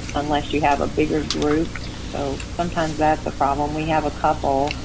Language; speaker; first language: English; native; English